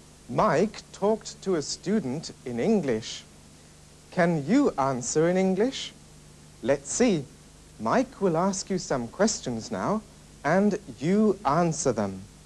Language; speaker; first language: English; non-native, fluent; German